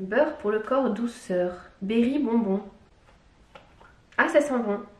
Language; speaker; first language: French; native; French